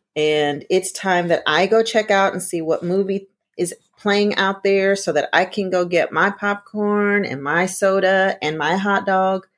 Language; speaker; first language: English; early bilingual, other home language; Spanish